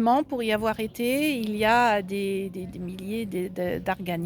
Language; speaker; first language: French; native; French